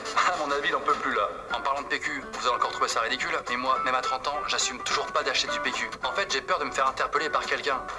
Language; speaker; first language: French; native; French